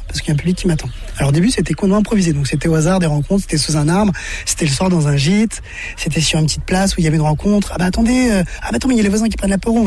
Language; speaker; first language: French; native; French